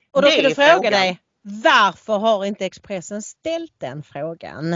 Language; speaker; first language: Swedish; native; Swedish